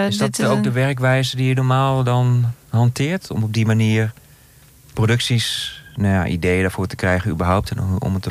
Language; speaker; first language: Dutch; native; Dutch